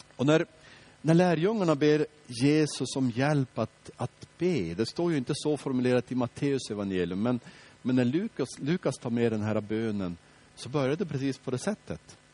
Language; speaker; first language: Swedish; native; Swedish